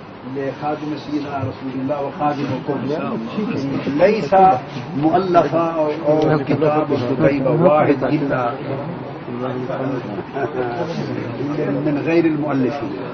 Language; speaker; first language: Arabic; non-native, learner; Urdu